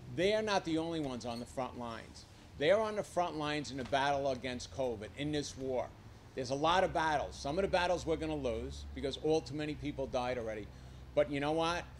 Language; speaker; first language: English; native; English